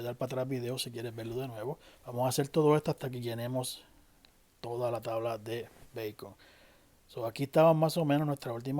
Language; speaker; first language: Spanish; native; Spanish